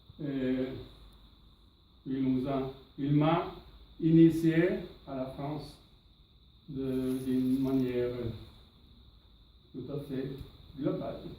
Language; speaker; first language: French; non-native, fluent; Norwegian